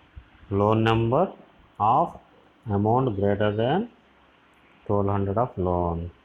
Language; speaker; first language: English; non-native, local second language; Telugu